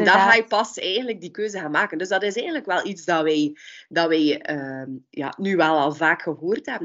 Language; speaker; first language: Dutch; native; Dutch